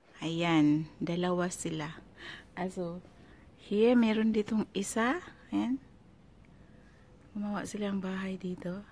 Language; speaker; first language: Filipino; non-native, local second language; Cebuano